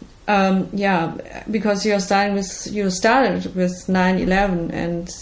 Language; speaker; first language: English; non-native, fluent; German